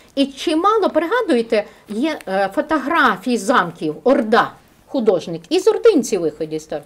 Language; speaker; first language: Ukrainian; native; Ukrainian